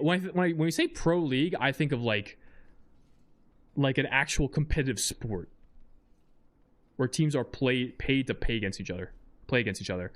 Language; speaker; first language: English; native; English